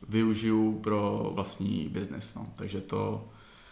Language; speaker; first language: Czech; native; Czech